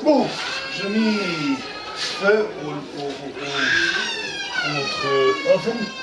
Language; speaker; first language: French; non-native, fluent; Spanish